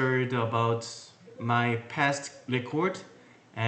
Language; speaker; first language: English; non-native, learner; Korean